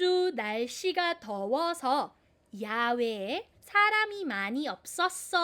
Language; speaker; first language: Korean; non-native, fluent; Filipino